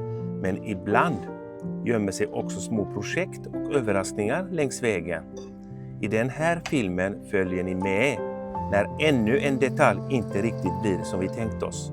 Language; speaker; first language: Swedish; native; Swedish